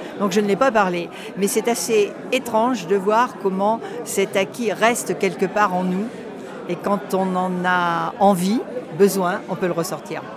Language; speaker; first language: French; native; French